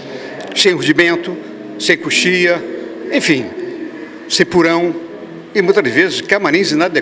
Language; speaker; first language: Portuguese; native; Portuguese